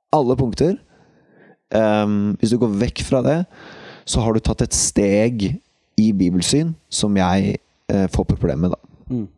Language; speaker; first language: Norwegian; native; Norwegian